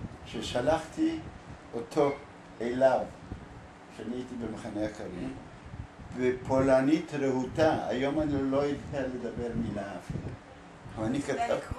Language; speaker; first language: Hebrew; early bilingual, other home language; Polish